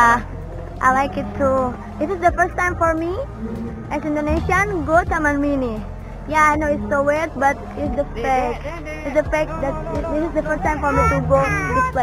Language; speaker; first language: English; non-native, learner; Indonesian